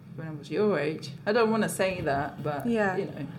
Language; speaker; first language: English; non-native, fluent; Slovak